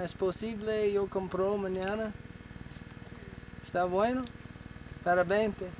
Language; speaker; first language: Spanish; non-native, learner; English